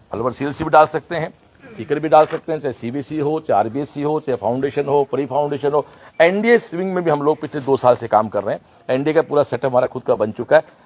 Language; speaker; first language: Hindi; native; Hindi